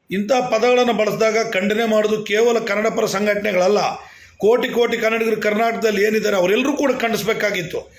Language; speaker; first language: Kannada; native; Kannada